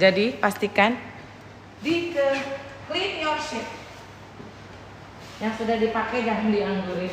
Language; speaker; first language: Indonesian; native; Indonesian